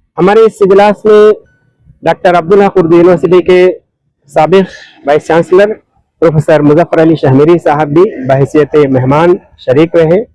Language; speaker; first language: Urdu; native; Urdu